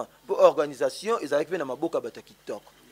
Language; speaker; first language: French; non-native, local second language; Lingala